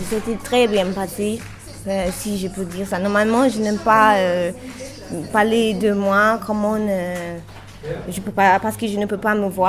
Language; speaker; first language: French; non-native, learner; English